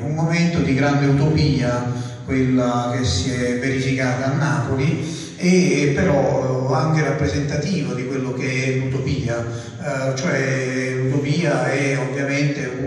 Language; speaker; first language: Italian; native; Italian